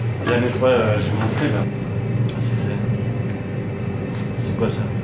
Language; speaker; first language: French; non-native, learner; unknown